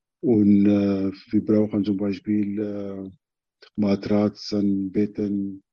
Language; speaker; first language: German; non-native, learner; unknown